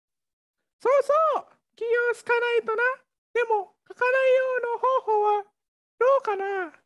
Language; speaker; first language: Japanese; non-native, learner; Indonesian